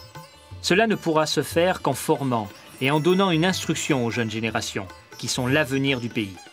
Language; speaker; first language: French; native; French